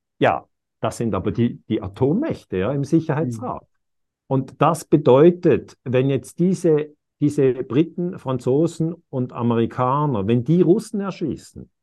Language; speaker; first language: German; non-native, local second language; Italian